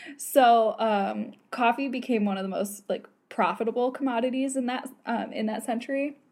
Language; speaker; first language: English; native; English